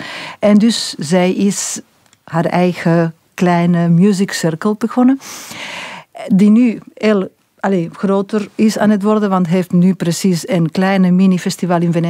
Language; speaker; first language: Dutch; non-native, local second language; French